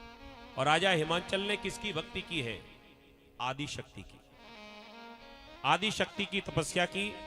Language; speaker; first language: Hindi; native; Hindi